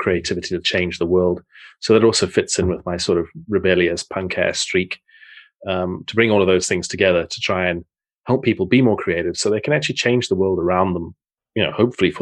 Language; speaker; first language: English; native; English